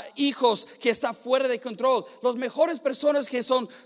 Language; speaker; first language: Spanish; non-native, fluent; English